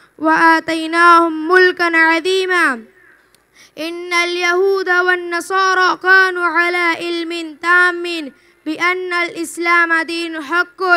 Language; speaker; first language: Arabic; non-native, learner; Urdu